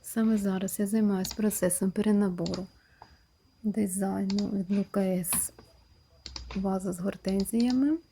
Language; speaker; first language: Ukrainian; non-native, local second language; Russian